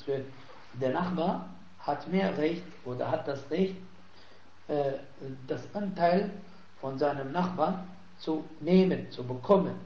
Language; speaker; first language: German; non-native, fluent; Arabic